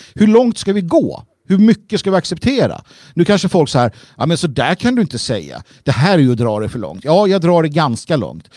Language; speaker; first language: Swedish; native; Swedish